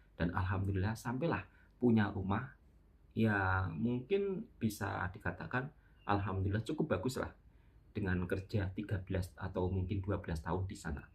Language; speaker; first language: Indonesian; native; Indonesian